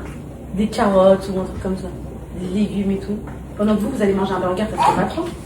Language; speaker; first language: French; native; French